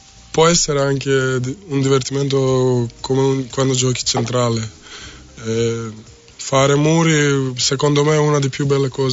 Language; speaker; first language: Italian; non-native, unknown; Serbian